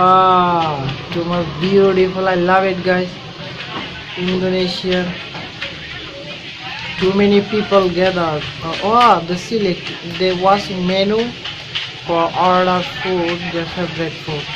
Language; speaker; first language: English; non-native, learner; Bangla